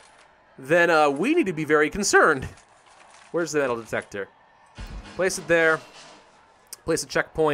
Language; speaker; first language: English; native; English